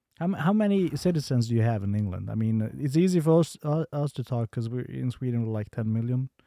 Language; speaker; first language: English; non-native, fluent; Bosnian